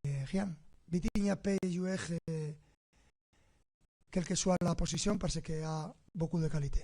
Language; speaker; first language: French; non-native, fluent; Spanish